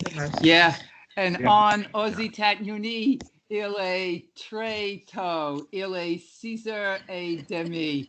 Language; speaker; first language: French; non-native, learner; English